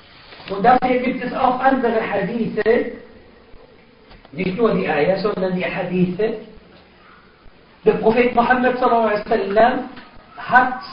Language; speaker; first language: German; non-native, fluent; Arabic